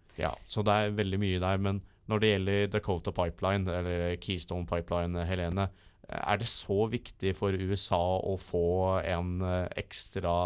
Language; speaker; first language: Norwegian; native; Norwegian